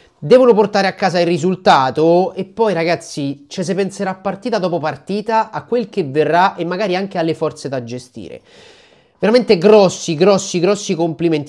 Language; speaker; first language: Italian; native; Italian